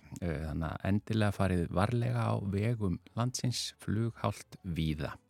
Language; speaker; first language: Icelandic; native; Icelandic